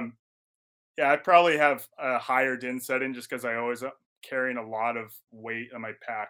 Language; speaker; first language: English; native; English